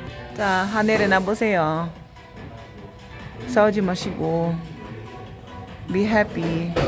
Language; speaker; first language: Korean; non-native, learner; Filipino